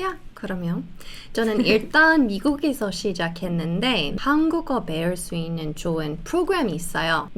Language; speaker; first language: Korean; non-native, fluent; English